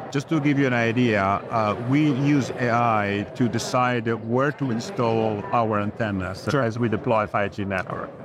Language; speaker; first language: English; non-native, fluent; Italian